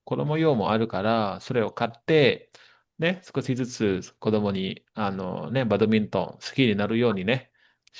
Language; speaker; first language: Japanese; non-native, fluent; Indonesian